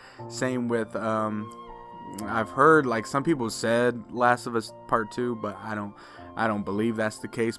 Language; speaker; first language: English; native; English